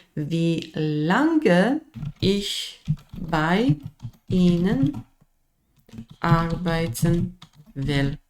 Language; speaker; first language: German; non-native, fluent; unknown